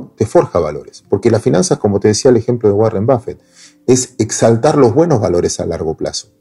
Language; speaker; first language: Spanish; native; Spanish